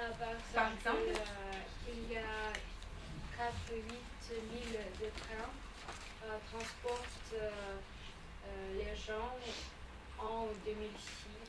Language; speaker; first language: French; non-native, learner; Russian